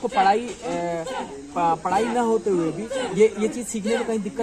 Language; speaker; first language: Hindi; native; Hindi